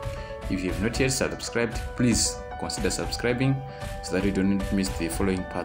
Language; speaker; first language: English; non-native, local second language; Shona